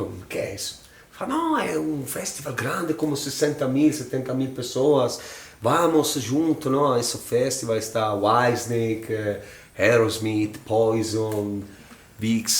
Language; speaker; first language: Portuguese; non-native, fluent; Italian